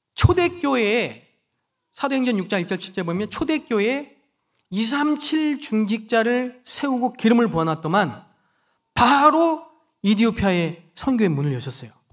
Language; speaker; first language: Korean; native; Korean